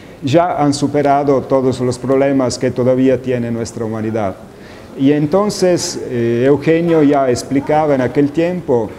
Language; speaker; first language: Spanish; non-native, fluent; Italian